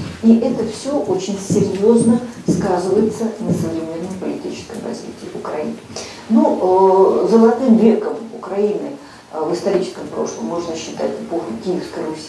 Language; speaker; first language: Russian; native; Russian